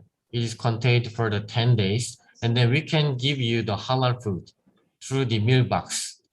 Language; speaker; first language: English; non-native, learner; Korean